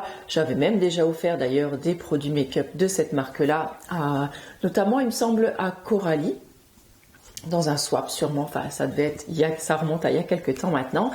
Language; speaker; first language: French; native; French